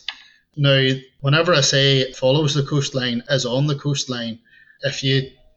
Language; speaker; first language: English; native; English